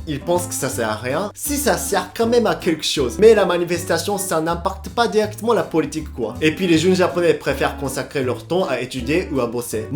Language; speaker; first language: French; non-native, fluent; Japanese